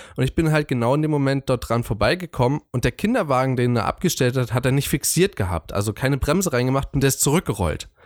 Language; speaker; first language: German; native; German